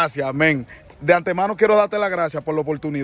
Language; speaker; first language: Spanish; native; Spanish